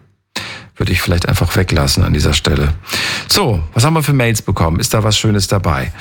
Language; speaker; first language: German; native; German